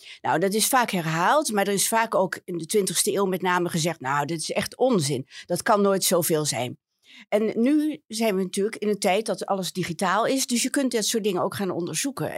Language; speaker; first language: Dutch; native; Dutch